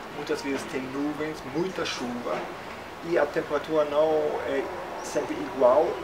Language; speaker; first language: Portuguese; non-native, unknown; German